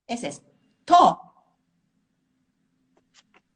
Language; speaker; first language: Spanish; non-native, learner; Japanese